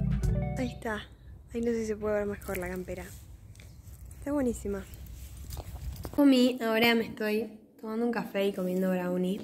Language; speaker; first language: Spanish; native; Spanish